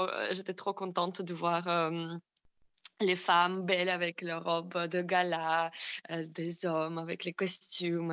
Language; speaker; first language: French; non-native, fluent; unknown